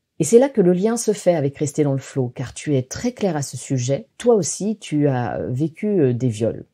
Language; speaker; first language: French; native; French